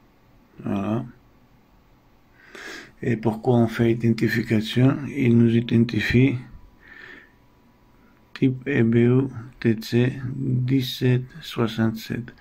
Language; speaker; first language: French; non-native, fluent; Russian